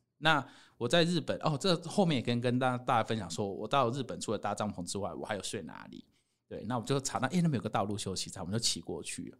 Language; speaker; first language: Chinese; native; Chinese